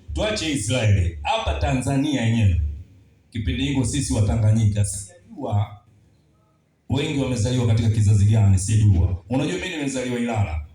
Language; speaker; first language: Swahili; native; Swahili